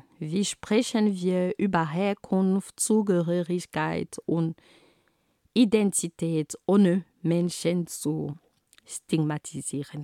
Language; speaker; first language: German; non-native, fluent; Ghomala